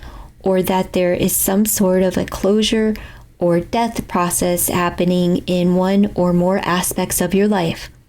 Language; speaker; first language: English; native; English